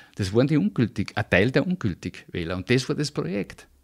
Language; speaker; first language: German; native; German